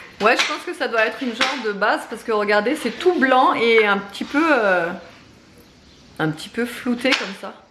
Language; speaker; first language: French; native; French